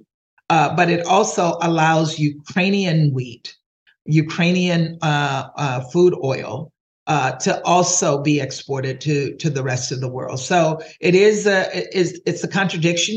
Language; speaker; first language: English; native; English